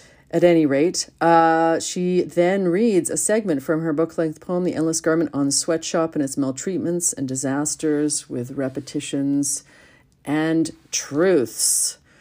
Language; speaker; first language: English; native; English